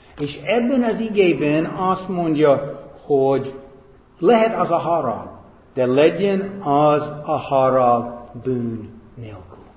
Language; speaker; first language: Hungarian; non-native, fluent; English